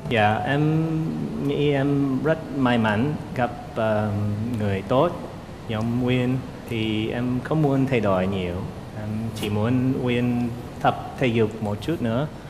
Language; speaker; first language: Vietnamese; non-native, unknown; English